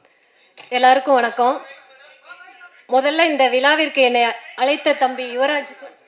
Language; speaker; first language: Tamil; native; Tamil